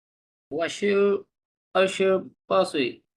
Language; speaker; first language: Chinese; non-native, learner; Urdu